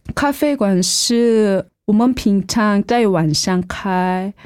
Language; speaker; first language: Chinese; non-native, fluent; Korean